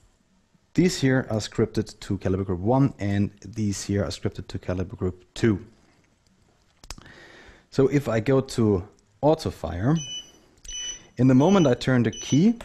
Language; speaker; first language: English; non-native, fluent; German